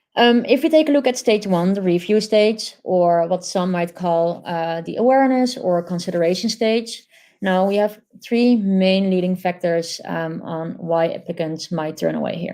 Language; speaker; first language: English; non-native, fluent; Dutch